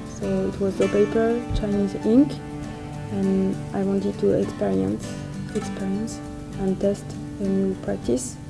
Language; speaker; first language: English; non-native, learner; French